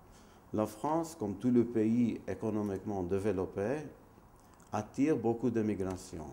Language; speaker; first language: French; non-native, fluent; Maltese